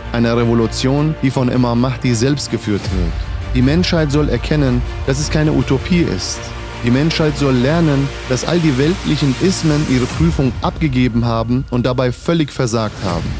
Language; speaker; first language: German; native; German